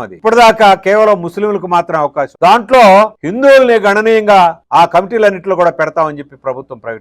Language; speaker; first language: Telugu; native; Telugu